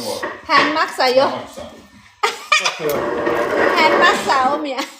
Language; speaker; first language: Finnish; non-native, learner; Thai